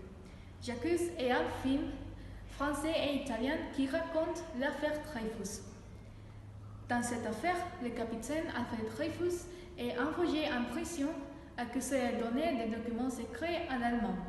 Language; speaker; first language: French; non-native, fluent; Spanish